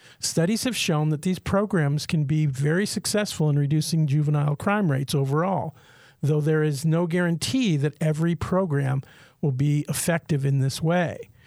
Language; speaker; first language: English; native; English